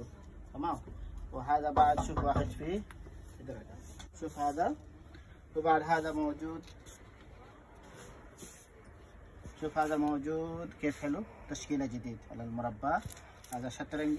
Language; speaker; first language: Arabic; non-native, learner; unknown